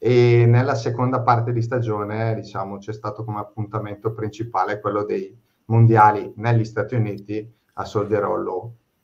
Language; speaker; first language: Italian; native; Italian